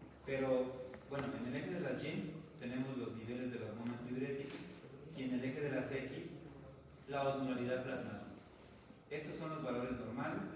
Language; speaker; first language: Spanish; native; Spanish